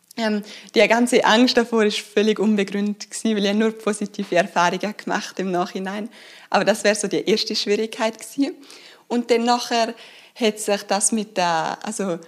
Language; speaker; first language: German; native; German